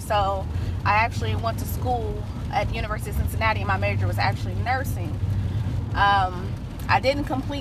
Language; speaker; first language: English; native; English